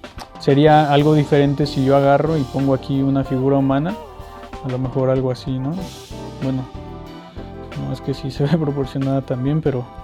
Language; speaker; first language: Spanish; native; Spanish